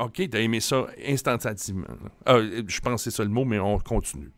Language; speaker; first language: French; native; French